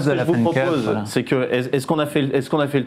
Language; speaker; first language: French; native; French